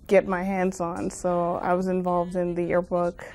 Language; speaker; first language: English; native; English